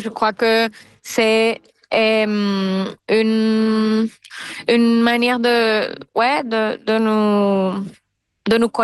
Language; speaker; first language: French; non-native, fluent; Spanish